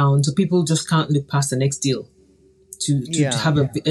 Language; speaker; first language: English; non-native, local second language; Yoruba